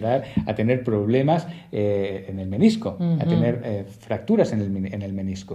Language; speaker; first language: Spanish; native; Spanish